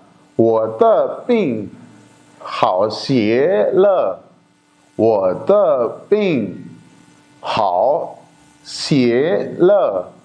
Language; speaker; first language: Chinese; non-native, learner; Urdu